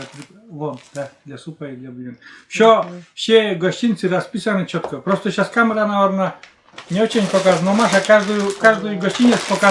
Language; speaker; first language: Russian; native; Russian